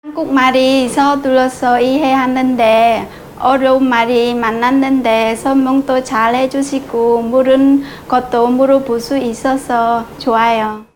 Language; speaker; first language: Korean; non-native, learner; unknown